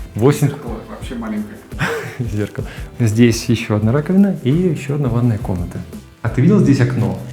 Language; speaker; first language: Russian; native; Russian